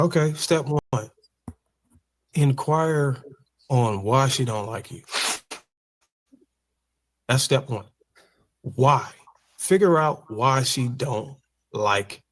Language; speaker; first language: English; native; English